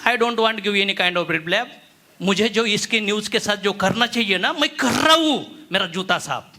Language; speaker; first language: Hindi; non-native, local second language; Marathi